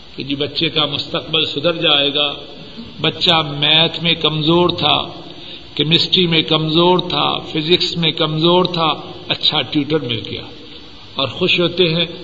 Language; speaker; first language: Urdu; non-native, local second language; Punjabi